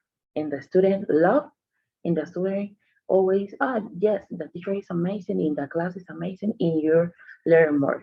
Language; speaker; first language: English; non-native, learner; Spanish